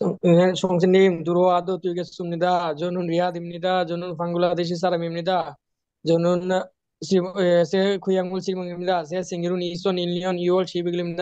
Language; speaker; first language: Korean; non-native, learner; Bangla